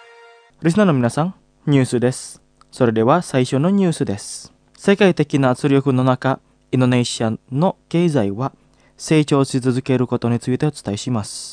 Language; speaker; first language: Japanese; non-native, fluent; Indonesian